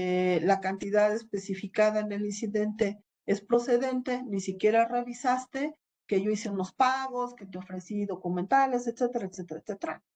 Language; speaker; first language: Spanish; native; Spanish